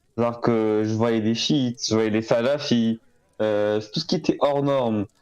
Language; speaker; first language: French; non-native, local second language; Arabic